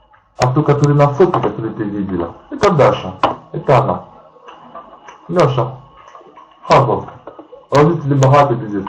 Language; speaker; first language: Russian; non-native, learner; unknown